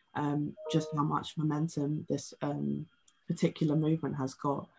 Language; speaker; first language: English; native; English